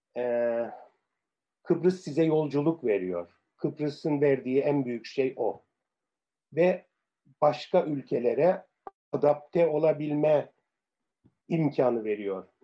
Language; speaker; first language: Turkish; native; Turkish